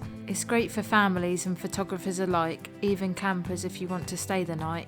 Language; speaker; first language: English; native; English